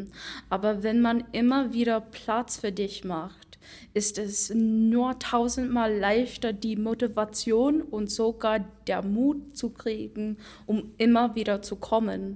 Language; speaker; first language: German; non-native, fluent; English